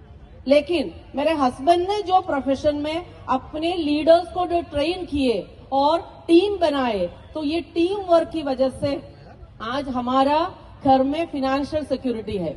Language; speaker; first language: Hindi; non-native, local second language; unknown